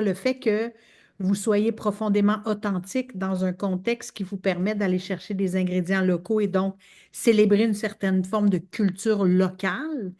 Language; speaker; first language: French; native; French